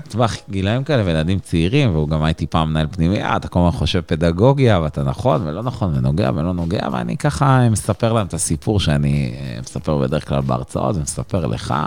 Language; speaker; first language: Hebrew; native; Hebrew